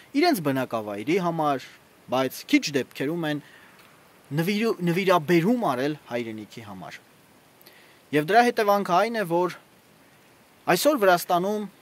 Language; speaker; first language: Armenian; native; Armenian